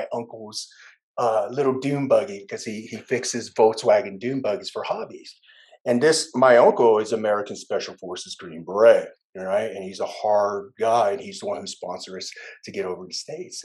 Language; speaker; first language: English; early bilingual, other home language; Vietnamese